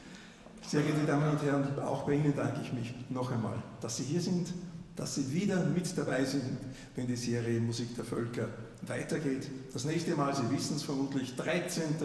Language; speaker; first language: German; native; German